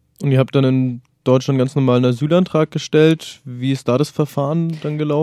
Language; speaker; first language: German; native; German